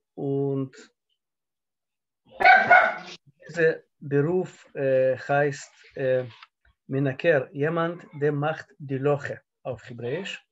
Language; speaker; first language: German; non-native, learner; Russian